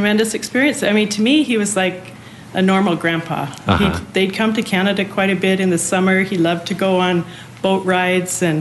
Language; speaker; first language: English; native; English